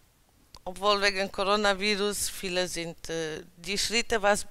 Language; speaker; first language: German; early bilingual, other home language; Romany